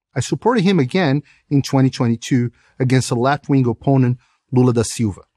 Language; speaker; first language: English; non-native, fluent; Portuguese